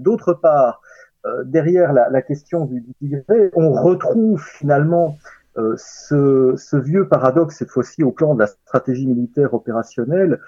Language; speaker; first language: French; native; French